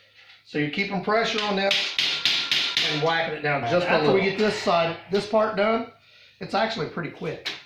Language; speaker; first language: English; native; English